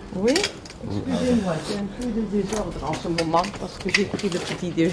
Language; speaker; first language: French; non-native, learner; Dutch